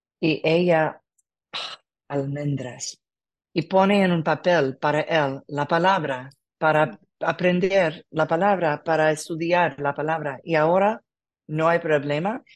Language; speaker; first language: Spanish; non-native, learner; English